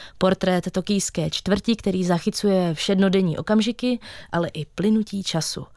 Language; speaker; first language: Czech; native; Czech